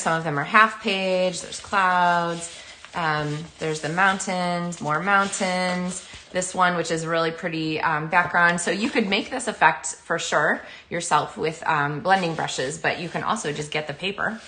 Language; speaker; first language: English; native; English